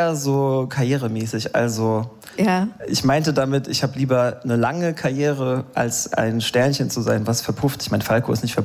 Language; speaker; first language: German; native; German